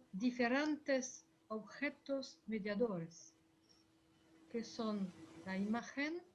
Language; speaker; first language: Spanish; non-native, fluent; French